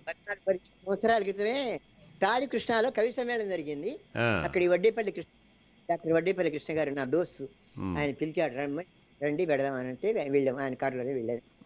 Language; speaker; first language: Telugu; native; Telugu